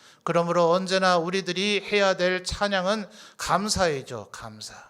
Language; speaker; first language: Korean; native; Korean